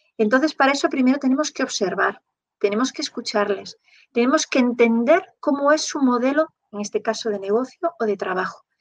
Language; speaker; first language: Spanish; native; Spanish